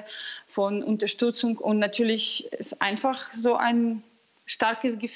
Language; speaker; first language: German; non-native, fluent; Russian